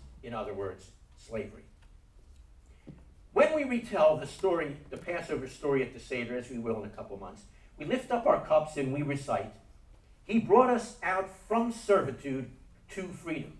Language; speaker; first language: English; native; English